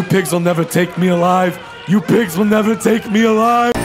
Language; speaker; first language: English; native; English